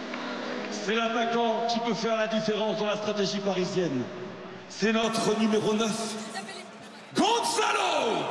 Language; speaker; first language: French; native; French